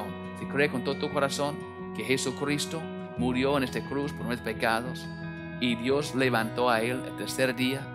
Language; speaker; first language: Spanish; non-native, learner; English